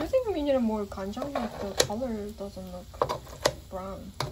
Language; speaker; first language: English; non-native, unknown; Korean